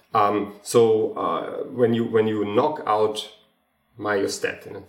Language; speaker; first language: English; non-native, fluent; German